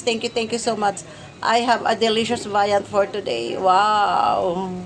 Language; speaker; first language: English; non-native, learner; Filipino